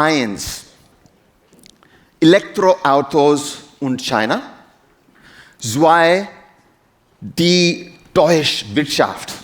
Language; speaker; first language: German; non-native, learner; English